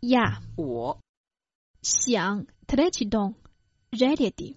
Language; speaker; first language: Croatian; non-native, fluent; Chinese